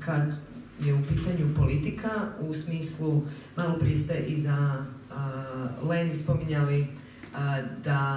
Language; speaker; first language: Croatian; native; Croatian